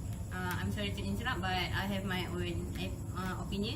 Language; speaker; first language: English; non-native, local second language; Malay